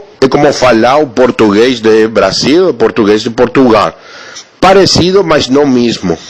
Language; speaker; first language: Portuguese; non-native, learner; Spanish